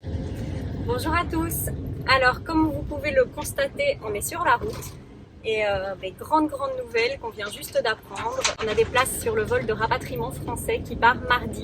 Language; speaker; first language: French; native; French